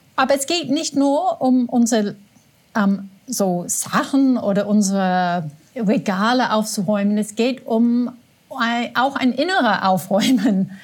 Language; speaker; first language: German; non-native, fluent; English